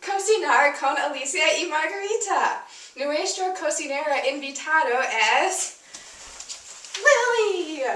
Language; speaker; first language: Spanish; non-native, learner; English